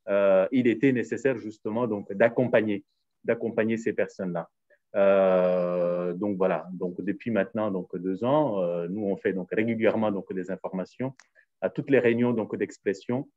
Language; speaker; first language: French; native; French